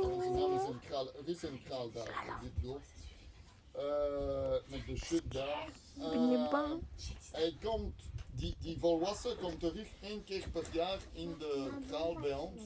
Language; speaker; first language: Dutch; non-native, learner; French